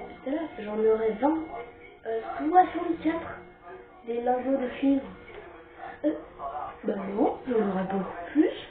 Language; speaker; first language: French; native; French